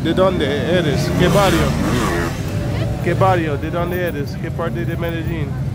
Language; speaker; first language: Spanish; non-native, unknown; English